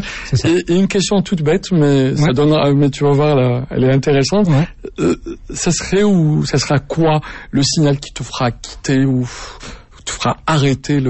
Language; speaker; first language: French; native; French